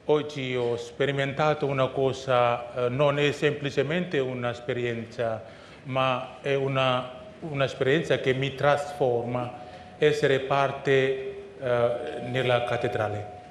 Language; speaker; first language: Italian; non-native, learner; Indonesian